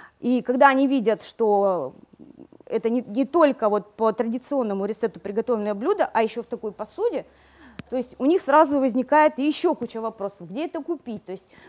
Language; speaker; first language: Russian; native; Russian